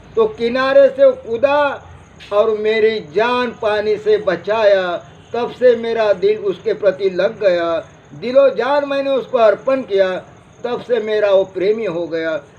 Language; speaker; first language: Hindi; non-native, local second language; Marathi